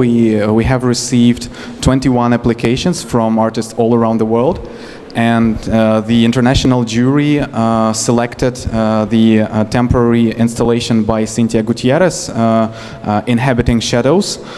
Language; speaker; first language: English; non-native, fluent; Ukrainian